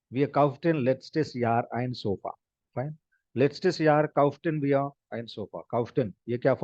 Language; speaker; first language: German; non-native, fluent; Hindi